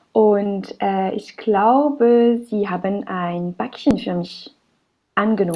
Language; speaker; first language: German; non-native, learner; French